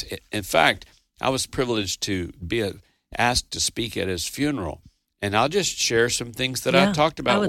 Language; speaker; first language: English; native; English